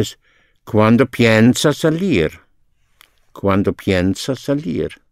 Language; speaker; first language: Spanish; non-native, fluent; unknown